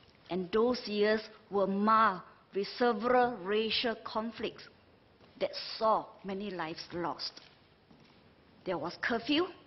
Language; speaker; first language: English; non-native, local second language; Chinese